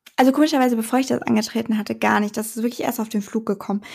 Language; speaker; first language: German; native; German